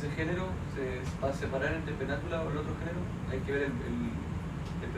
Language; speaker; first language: Spanish; native; Spanish